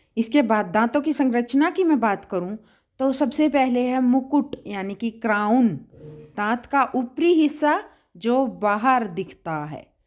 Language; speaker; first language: Hindi; native; Hindi